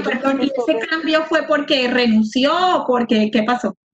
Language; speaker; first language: Spanish; native; Spanish